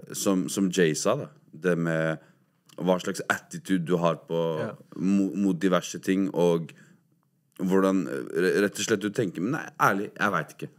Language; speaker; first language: Norwegian; early bilingual, other home language; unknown